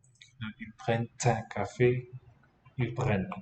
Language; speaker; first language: French; non-native, fluent; English